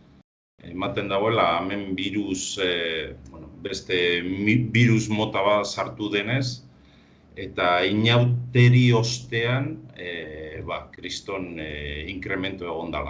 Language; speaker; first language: Basque; non-native, local second language; Spanish